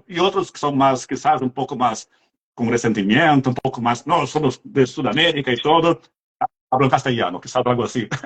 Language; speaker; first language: Spanish; non-native, fluent; Portuguese